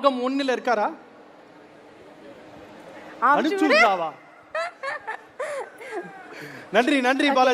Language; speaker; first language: Tamil; native; Tamil